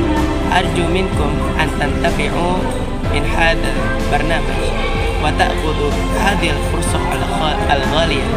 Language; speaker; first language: Arabic; non-native, learner; Indonesian